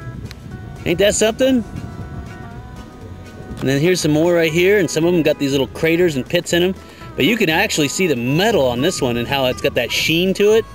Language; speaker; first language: English; native; English